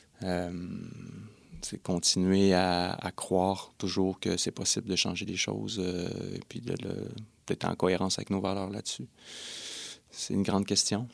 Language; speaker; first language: French; native; French